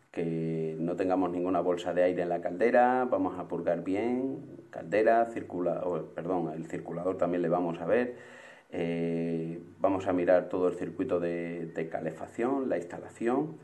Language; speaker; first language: Spanish; native; Spanish